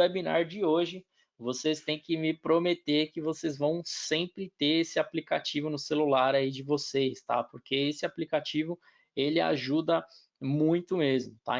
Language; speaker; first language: Portuguese; native; Portuguese